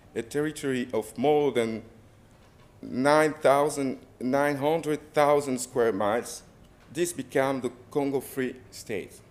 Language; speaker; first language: English; non-native, fluent; French